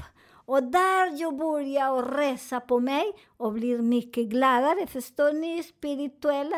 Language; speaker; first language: Swedish; non-native, learner; Spanish